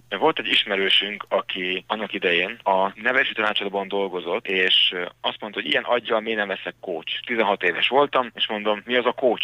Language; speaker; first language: Hungarian; native; Hungarian